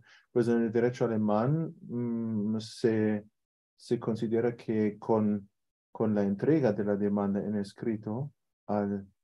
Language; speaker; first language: Spanish; non-native, fluent; German